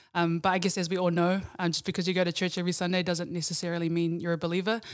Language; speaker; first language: English; early bilingual, other home language; Samoan